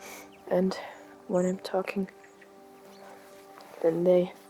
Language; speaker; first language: English; non-native, learner; German